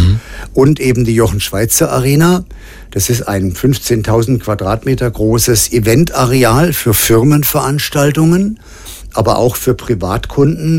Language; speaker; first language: German; native; German